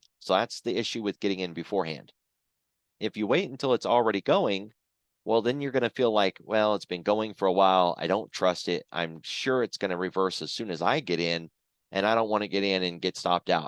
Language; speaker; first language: English; native; English